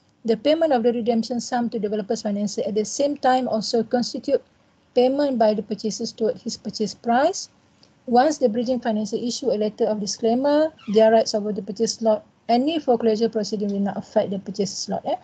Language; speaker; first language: English; non-native, local second language; Malay